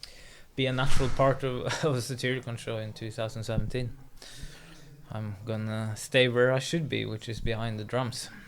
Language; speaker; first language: English; non-native, fluent; Norwegian